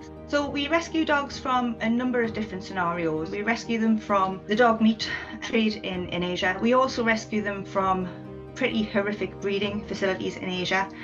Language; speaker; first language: English; native; English